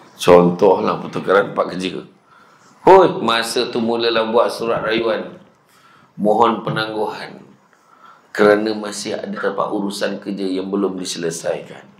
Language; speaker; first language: Malay; native; Malay